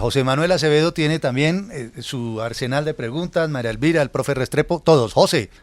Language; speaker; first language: Spanish; native; Spanish